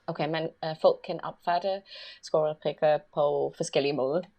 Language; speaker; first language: Danish; non-native, learner; English